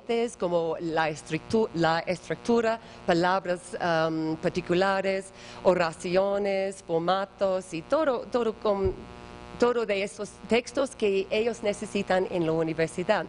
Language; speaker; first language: Spanish; non-native, learner; English